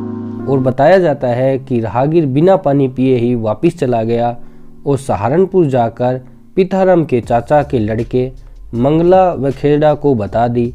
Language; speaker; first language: Hindi; native; Hindi